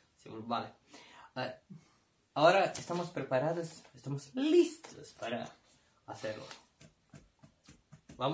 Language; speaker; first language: Spanish; non-native, learner; Serbian